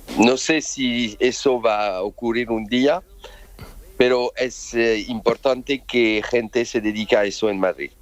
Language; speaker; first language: Spanish; non-native, fluent; French